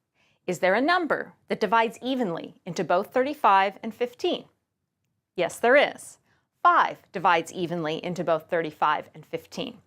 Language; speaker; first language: English; native; English